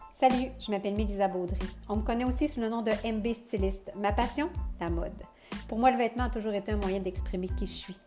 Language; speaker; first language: French; native; French